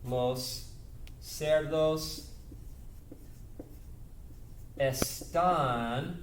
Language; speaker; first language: Spanish; non-native, fluent; English